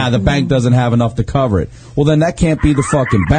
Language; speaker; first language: English; native; English